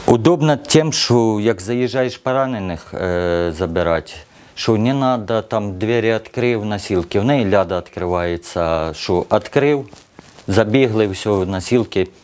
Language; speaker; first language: Ukrainian; early bilingual, other home language; Russian